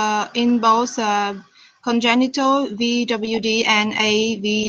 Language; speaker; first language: English; non-native, fluent; Vietnamese